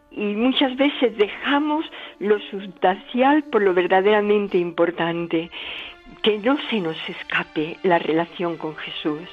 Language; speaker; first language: Spanish; native; Spanish